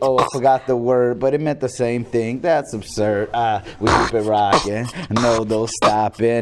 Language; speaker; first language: English; native; English